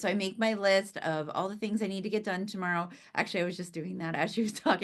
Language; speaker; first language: English; native; English